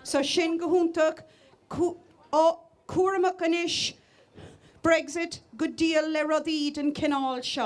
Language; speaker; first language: Irish; native; Irish